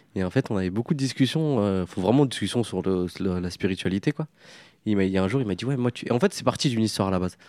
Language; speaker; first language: French; native; French